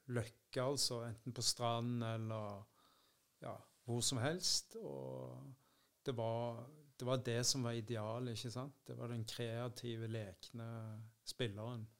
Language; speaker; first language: Norwegian; early bilingual, other home language; Dutch